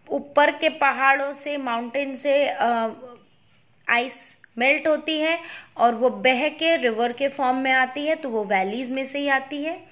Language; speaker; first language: Hindi; native; Hindi